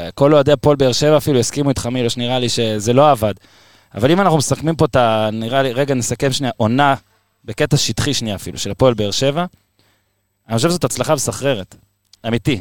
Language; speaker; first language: Hebrew; native; Hebrew